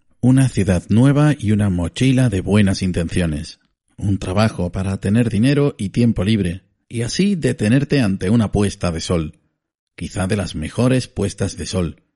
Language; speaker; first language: Spanish; native; Spanish